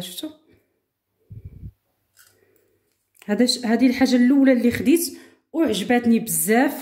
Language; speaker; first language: Arabic; native; Arabic